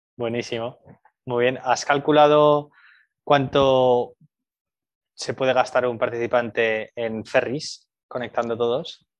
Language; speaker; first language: Spanish; native; Spanish